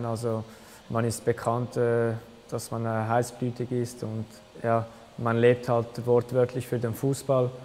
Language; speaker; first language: German; early bilingual, other home language; Albanian